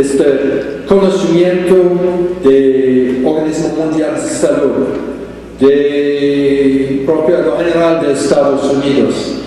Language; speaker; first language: Spanish; non-native, fluent; English